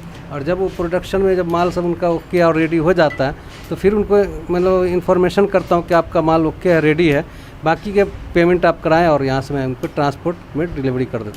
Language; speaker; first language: Hindi; native; Hindi